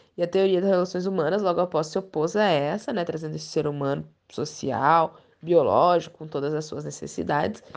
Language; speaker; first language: Portuguese; native; Portuguese